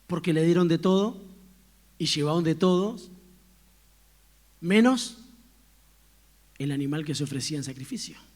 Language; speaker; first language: Spanish; native; Spanish